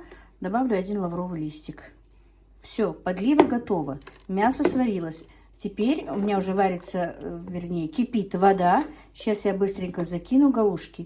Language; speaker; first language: Russian; non-native, local second language; Ingush